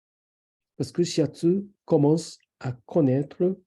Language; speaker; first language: French; non-native, fluent; Japanese